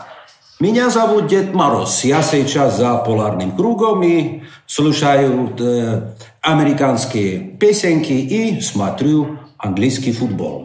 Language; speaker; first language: Russian; non-native, learner; Slovak